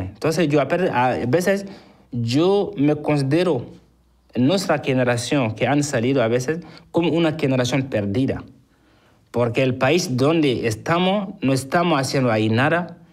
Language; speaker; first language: Spanish; non-native, fluent; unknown